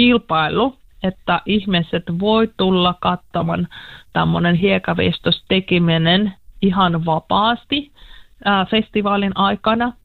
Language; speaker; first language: Finnish; non-native, learner; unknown